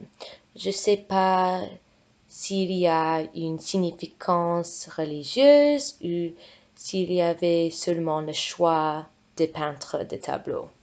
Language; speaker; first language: French; non-native, fluent; English